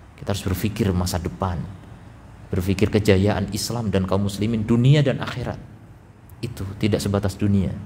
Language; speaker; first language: Indonesian; native; Indonesian